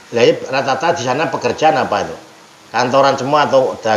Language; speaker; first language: Indonesian; non-native, local second language; Javanese